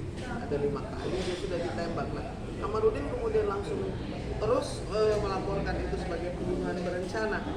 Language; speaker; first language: Indonesian; native; Indonesian